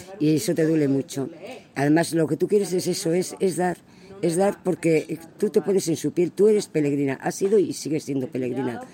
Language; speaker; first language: Spanish; native; Spanish